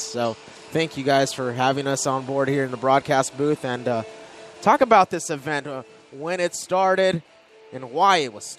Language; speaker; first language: English; native; English